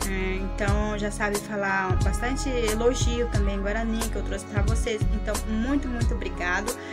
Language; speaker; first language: Portuguese; non-native, local second language; Guarani